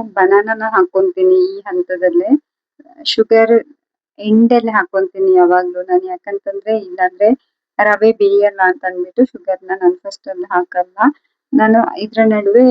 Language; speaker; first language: Kannada; non-native, local second language; Tulu